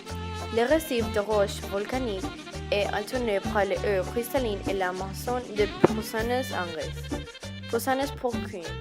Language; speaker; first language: French; non-native, learner; Spanish